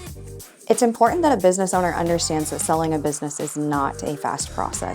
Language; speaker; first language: English; native; English